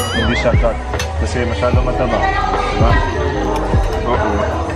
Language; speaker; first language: Filipino; non-native, learner; Arabic